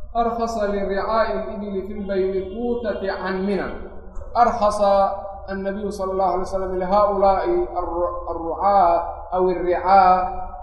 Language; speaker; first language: Arabic; non-native, local second language; Somali